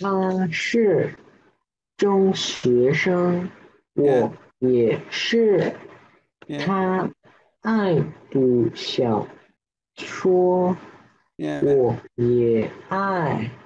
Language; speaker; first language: Chinese; non-native, learner; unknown